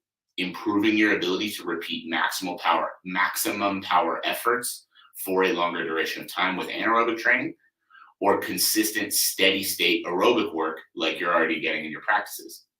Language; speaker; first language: English; native; English